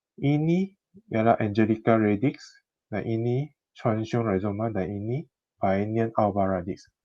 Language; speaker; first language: Malay; non-native, local second language; Chinese